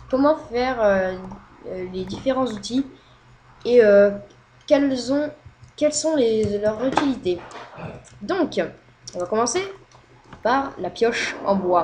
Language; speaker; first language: French; native; French